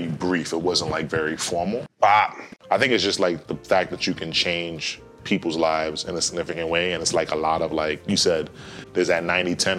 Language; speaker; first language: English; native; English